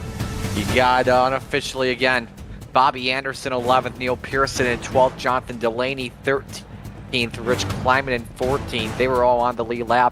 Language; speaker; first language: English; native; English